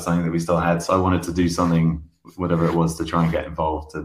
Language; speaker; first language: English; native; English